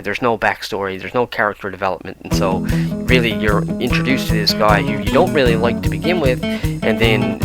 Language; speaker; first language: English; native; English